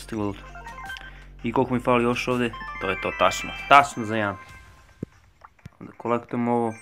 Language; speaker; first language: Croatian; early bilingual, heritage; Croatian